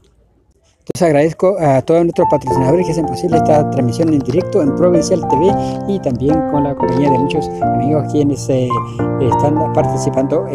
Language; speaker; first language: Spanish; native; Spanish